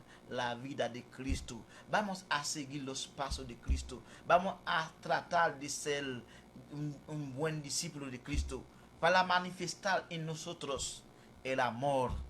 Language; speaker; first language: Spanish; non-native, fluent; Haitian Creole